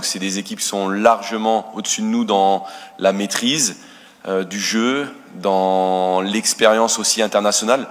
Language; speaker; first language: French; native; French